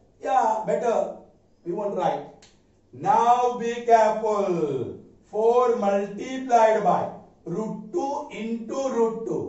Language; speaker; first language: English; non-native, local second language; Hindi